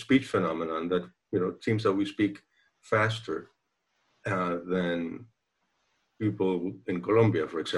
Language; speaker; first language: English; non-native, fluent; Spanish